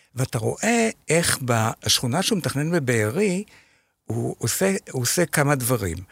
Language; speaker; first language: Hebrew; native; Hebrew